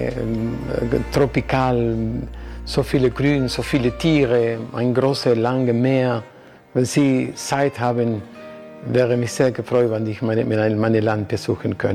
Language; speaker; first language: German; non-native, learner; Spanish